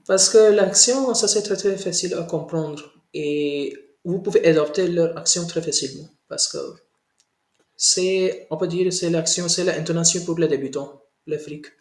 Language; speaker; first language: French; non-native, learner; Hindi